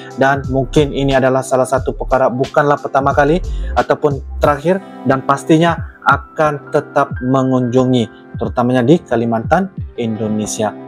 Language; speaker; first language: Malay; native; Malay